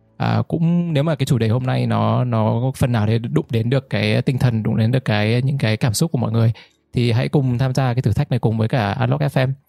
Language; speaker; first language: Vietnamese; native; Vietnamese